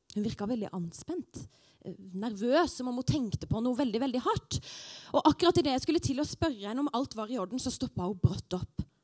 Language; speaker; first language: Norwegian; native; Norwegian